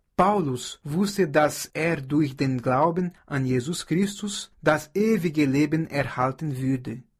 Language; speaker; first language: German; non-native, fluent; Portuguese